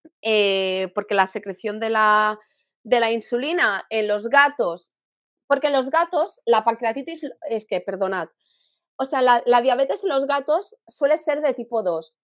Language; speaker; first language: Spanish; native; Spanish